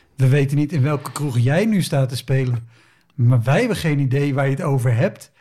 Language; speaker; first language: Dutch; native; Dutch